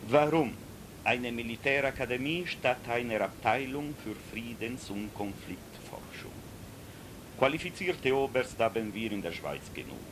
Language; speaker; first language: German; non-native, local second language; Italian